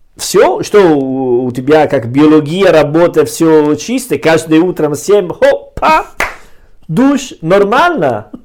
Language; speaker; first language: Russian; non-native, learner; Italian